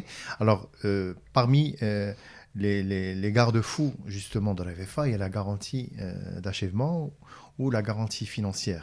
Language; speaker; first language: French; non-native, local second language; Arabic